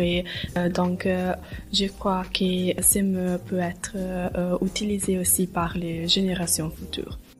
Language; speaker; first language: French; non-native, learner; Italian